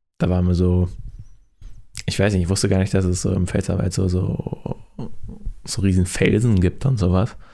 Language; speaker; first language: German; native; German